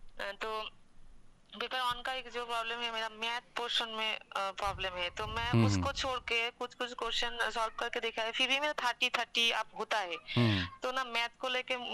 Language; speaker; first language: Hindi; non-native, local second language; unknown